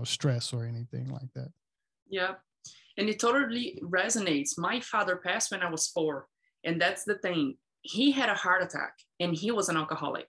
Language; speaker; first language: English; non-native, fluent; Portuguese